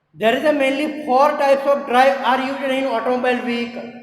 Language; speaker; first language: English; non-native, local second language; Gujarati